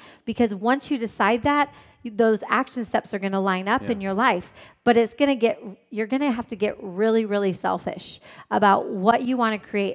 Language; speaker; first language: English; native; English